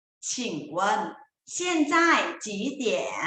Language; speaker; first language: Chinese; non-native, fluent; Thai